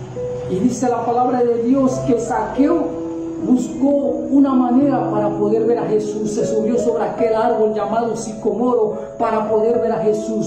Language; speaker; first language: Spanish; native; Spanish